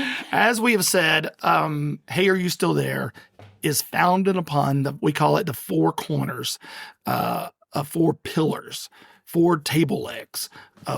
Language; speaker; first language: English; native; English